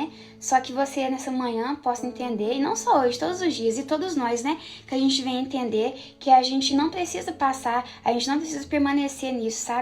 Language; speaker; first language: Portuguese; native; Portuguese